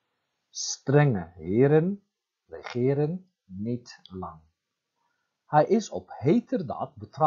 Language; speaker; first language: Dutch; non-native, fluent; Turkish